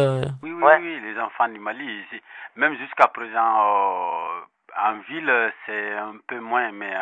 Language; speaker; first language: French; non-native, local second language; Bambara